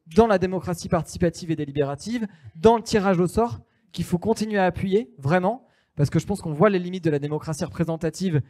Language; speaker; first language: French; native; French